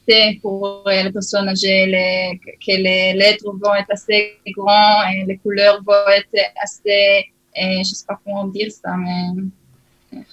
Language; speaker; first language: French; early bilingual, heritage; Hebrew